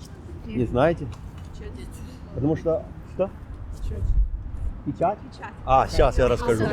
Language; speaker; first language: Russian; non-native, fluent; Chinese